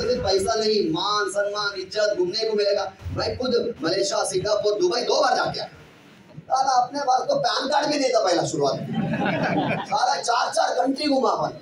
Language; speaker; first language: Hindi; non-native, local second language; Kannada